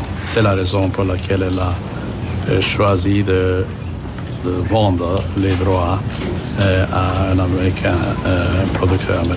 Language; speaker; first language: French; non-native, fluent; German